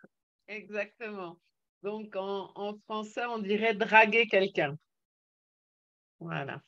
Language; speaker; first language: French; native; French